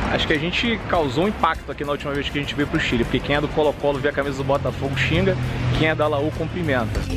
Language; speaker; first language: Portuguese; native; Portuguese